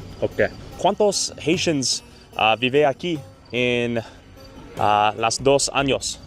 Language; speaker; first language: Spanish; non-native, learner; English